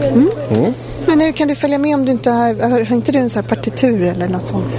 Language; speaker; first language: Swedish; native; Swedish